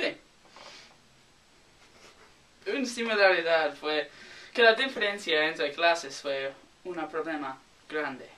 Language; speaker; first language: Spanish; non-native, learner; English